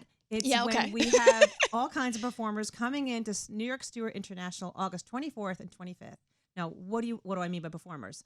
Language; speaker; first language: English; native; English